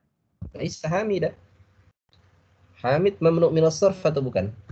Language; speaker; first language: Indonesian; native; Indonesian